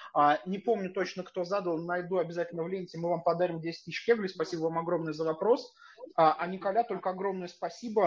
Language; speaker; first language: Russian; native; Russian